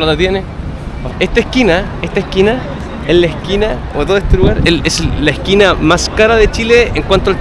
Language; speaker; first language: Spanish; native; Spanish